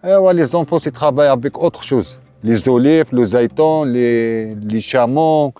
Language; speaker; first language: French; non-native, learner; Arabic